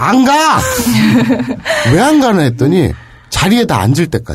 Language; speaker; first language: Korean; native; Korean